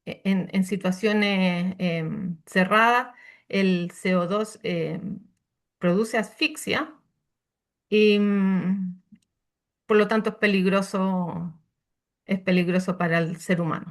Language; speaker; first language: Spanish; native; Spanish